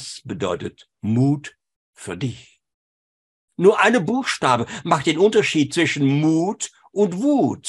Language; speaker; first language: German; non-native, fluent; French